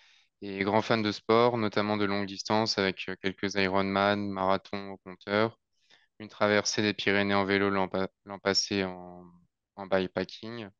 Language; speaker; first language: French; native; French